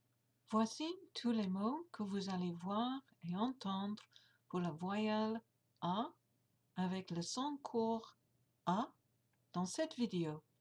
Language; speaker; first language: French; non-native, fluent; English